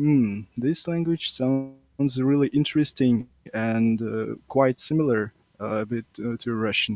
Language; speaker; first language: English; non-native, fluent; Russian